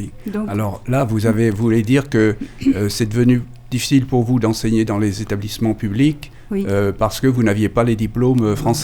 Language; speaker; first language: French; native; French